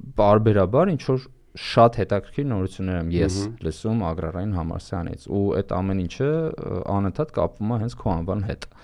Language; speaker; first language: Armenian; native; Armenian